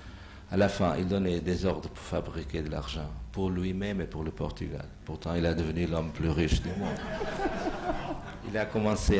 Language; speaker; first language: French; non-native, fluent; Portuguese